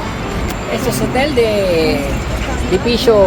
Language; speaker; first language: Spanish; non-native, learner; Filipino